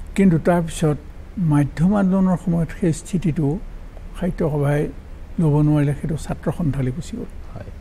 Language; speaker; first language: Assamese; native; Assamese